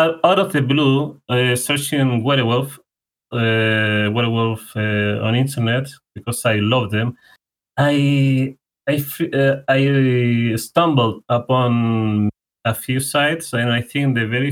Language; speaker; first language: English; non-native, fluent; Spanish